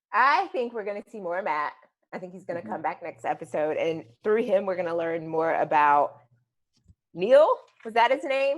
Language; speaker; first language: English; native; English